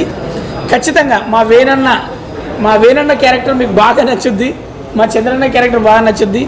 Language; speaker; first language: Telugu; native; Telugu